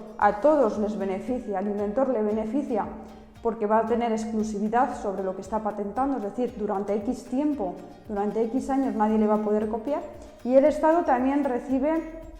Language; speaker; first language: Spanish; native; Spanish